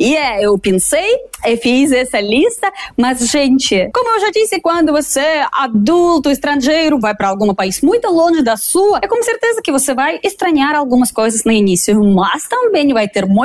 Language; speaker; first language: Portuguese; non-native, fluent; Russian